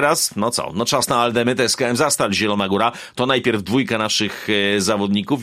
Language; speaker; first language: Polish; native; Polish